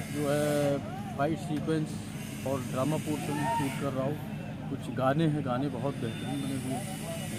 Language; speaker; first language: Hindi; native; Hindi